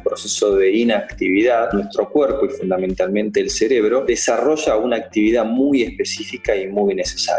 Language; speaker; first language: Spanish; native; Spanish